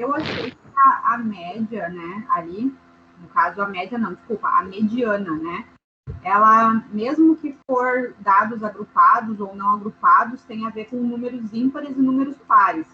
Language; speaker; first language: Portuguese; native; Portuguese